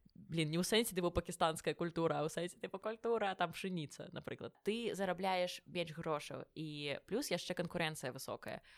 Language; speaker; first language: Belarusian; non-native, local second language; Russian